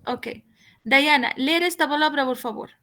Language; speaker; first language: Spanish; non-native, fluent; Arabic